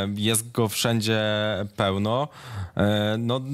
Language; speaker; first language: Polish; native; Polish